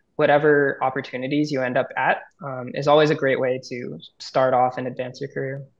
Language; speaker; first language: English; native; English